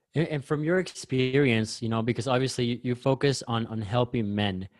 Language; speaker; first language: English; early bilingual, other home language; Spanish